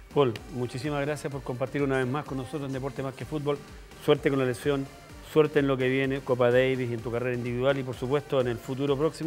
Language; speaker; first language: Spanish; native; Spanish